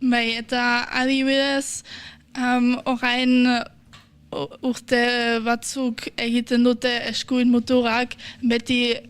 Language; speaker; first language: Basque; non-native, fluent; German